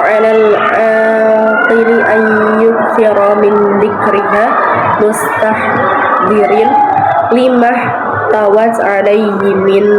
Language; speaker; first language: Arabic; non-native, learner; Indonesian